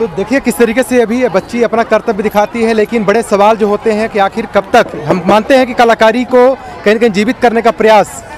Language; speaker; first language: Hindi; native; Hindi